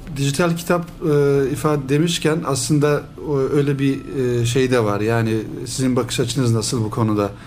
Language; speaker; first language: Turkish; native; Turkish